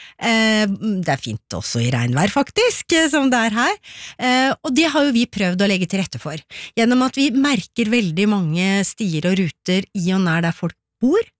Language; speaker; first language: Norwegian; native; Norwegian